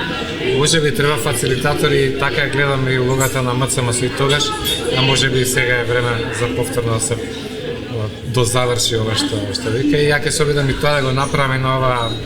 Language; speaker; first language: Macedonian; native; Macedonian